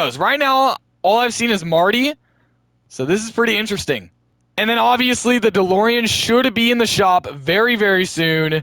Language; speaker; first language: English; native; English